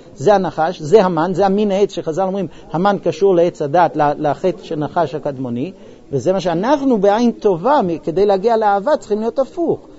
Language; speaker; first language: Hebrew; non-native, fluent; English